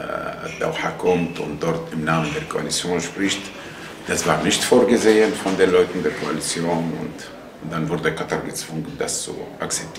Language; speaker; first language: German; non-native, fluent; Arabic